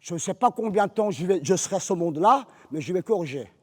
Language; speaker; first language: French; non-native, fluent; Korean